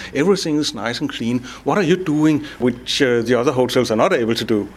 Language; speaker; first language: English; non-native, fluent; Danish